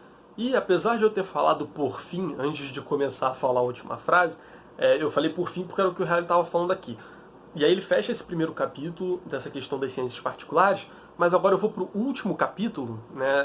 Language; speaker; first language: Portuguese; native; Portuguese